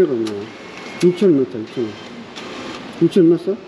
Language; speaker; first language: Korean; native; Korean